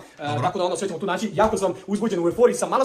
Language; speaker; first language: Croatian; native; Croatian